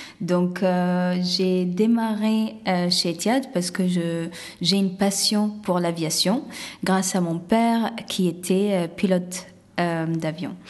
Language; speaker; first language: French; non-native, fluent; Arabic